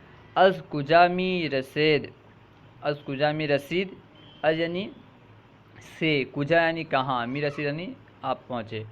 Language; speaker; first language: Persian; non-native, fluent; Urdu